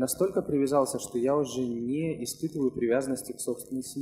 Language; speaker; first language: Russian; native; Russian